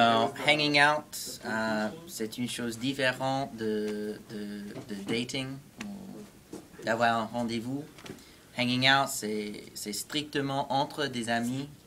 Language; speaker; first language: French; non-native, fluent; English